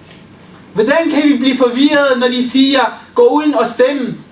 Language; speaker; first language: Danish; early bilingual, other home language; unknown